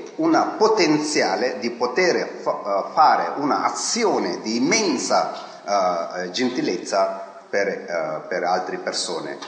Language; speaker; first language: Italian; non-native, fluent; Tibetan